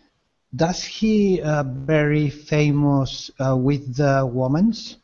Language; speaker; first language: English; non-native, learner; Spanish